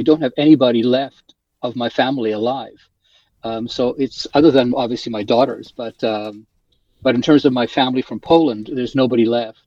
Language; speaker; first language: English; early bilingual, other home language; Polish